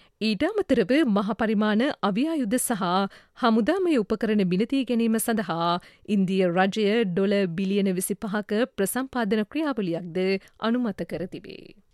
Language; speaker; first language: Sinhala; native; Sinhala